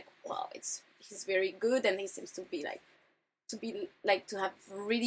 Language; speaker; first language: English; non-native, fluent; French